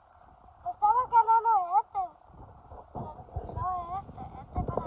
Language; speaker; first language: Spanish; early bilingual, heritage; Spanish